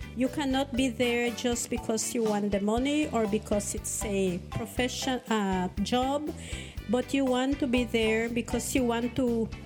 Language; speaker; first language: English; non-native, local second language; Spanish